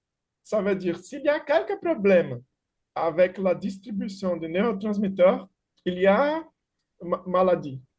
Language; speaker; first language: French; non-native, fluent; Portuguese